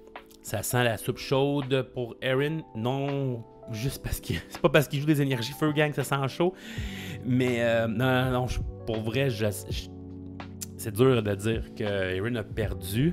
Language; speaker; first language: French; native; French